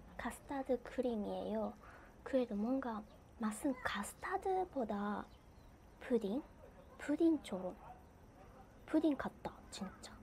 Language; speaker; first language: Korean; non-native, learner; Japanese